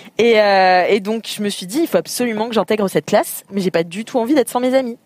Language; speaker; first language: French; native; French